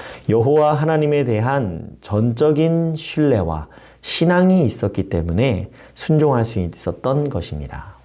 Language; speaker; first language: Korean; native; Korean